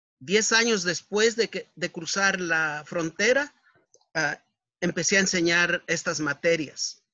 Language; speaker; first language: Spanish; native; Spanish